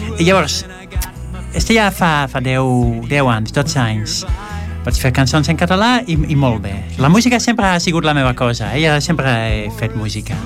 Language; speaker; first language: Catalan; non-native, fluent; Dutch